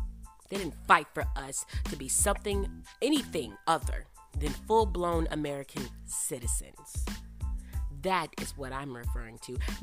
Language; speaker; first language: English; native; English